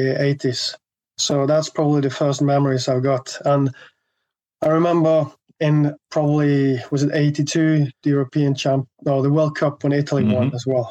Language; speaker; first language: English; non-native, fluent; Norwegian